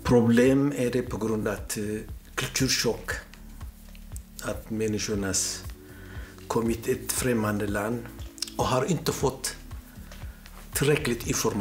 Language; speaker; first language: Swedish; non-native, fluent; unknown